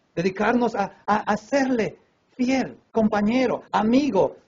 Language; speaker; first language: Spanish; native; Spanish